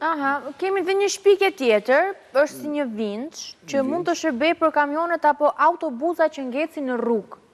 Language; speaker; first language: Albanian; native; Albanian